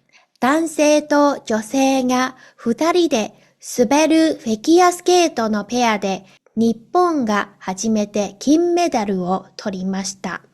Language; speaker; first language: Japanese; non-native, fluent; Cantonese